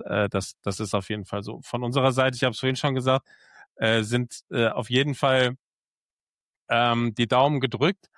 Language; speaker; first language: German; native; German